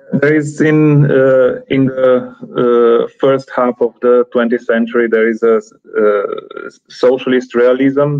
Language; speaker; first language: English; non-native, fluent; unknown